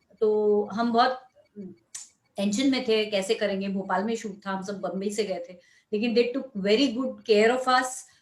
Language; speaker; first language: Hindi; non-native, local second language; Marathi